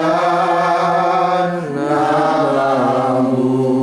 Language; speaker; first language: Indonesian; native; Indonesian